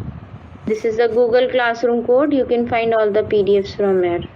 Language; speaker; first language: English; non-native, local second language; Hindi